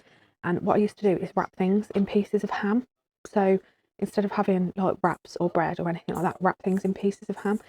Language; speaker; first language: English; native; English